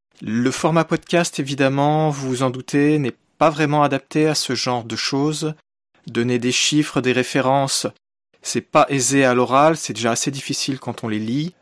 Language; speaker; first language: French; native; French